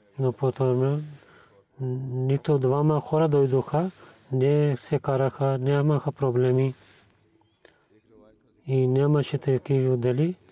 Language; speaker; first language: Bulgarian; non-native, learner; Urdu